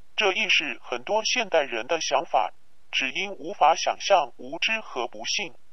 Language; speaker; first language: Chinese; non-native, local second language; Cantonese